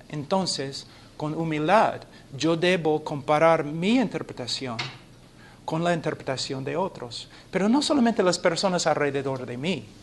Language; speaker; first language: Spanish; non-native, fluent; English